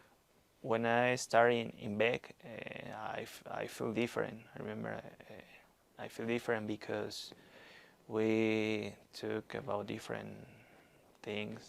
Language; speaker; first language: English; non-native, learner; Spanish